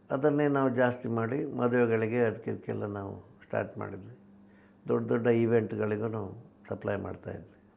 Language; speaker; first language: Kannada; non-native, local second language; Konkani